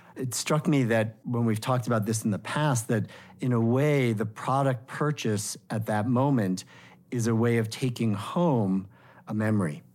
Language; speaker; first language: English; native; English